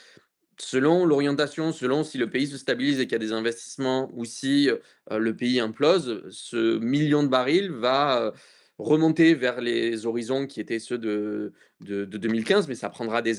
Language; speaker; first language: French; native; French